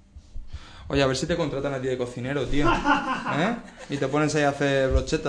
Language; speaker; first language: Spanish; native; Spanish